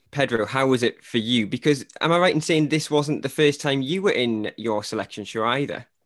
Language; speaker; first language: English; native; English